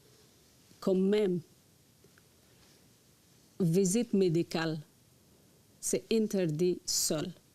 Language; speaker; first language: French; non-native, learner; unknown